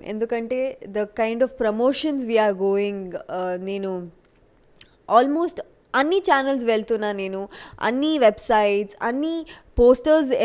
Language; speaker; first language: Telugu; non-native, local second language; Kannada